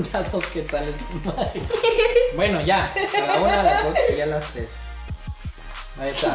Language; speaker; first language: Spanish; native; Spanish